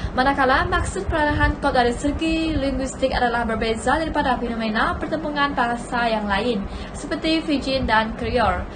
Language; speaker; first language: Malay; non-native, local second language; Iban